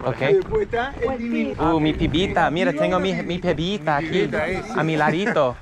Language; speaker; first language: Spanish; non-native, fluent; English